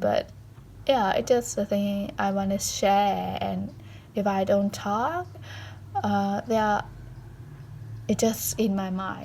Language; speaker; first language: English; non-native, learner; Vietnamese